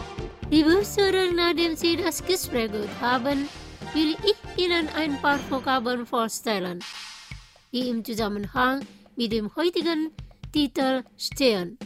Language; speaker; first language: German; non-native, fluent; Indonesian